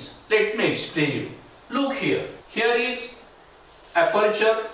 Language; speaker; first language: English; non-native, local second language; Marathi